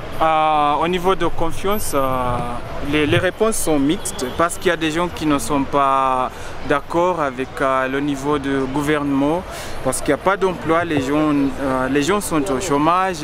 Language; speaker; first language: French; non-native, fluent; Luo (Kenya and Tanzania)